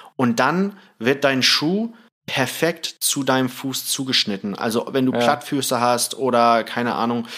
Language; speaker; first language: German; early bilingual, other home language; Thai